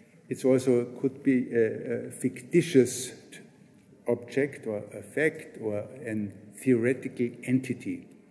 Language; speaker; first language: English; non-native, fluent; German